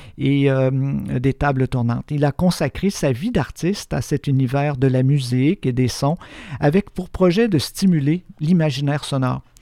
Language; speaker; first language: French; native; French